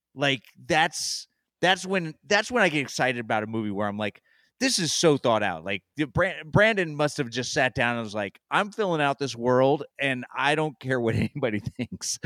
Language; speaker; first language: English; native; English